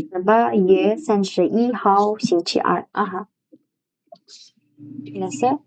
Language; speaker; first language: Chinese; non-native, fluent; Kazakh